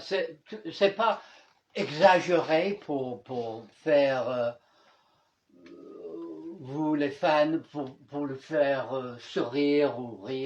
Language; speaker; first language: French; non-native, fluent; English